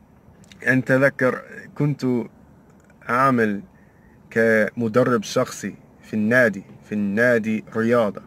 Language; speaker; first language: Arabic; non-native, learner; English